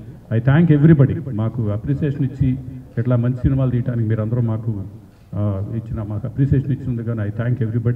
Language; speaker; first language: Telugu; native; Telugu